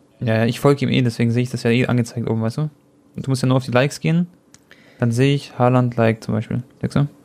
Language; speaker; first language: German; early bilingual, other home language; Croatian